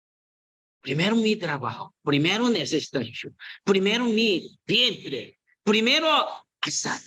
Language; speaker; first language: Spanish; non-native, learner; Korean